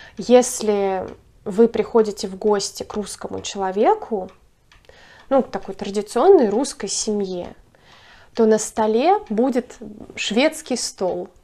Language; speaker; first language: Russian; native; Russian